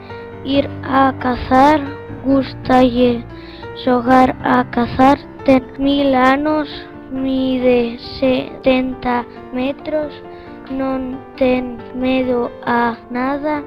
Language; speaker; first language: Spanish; non-native, local second language; Galician